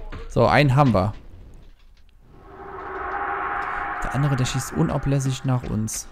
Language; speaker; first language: German; native; German